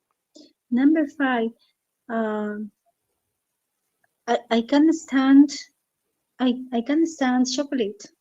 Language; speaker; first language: English; non-native, learner; Spanish